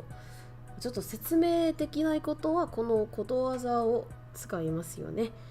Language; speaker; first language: Japanese; non-native, fluent; Vietnamese